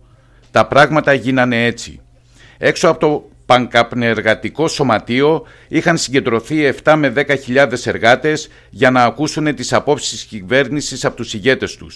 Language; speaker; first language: Greek; native; Greek